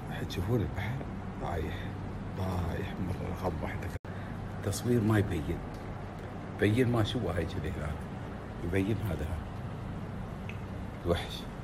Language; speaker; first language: Arabic; native; Arabic